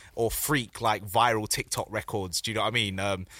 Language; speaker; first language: English; native; English